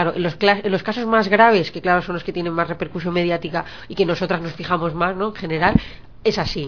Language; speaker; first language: Spanish; native; Spanish